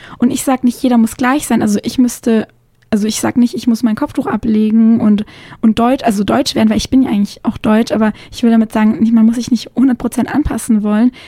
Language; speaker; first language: German; native; German